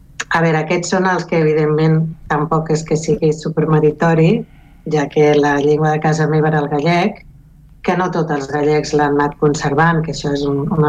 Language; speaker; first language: Catalan; non-native, local second language; Galician